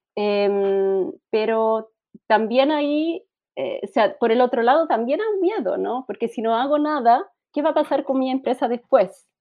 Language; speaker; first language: Spanish; non-native, fluent; Italian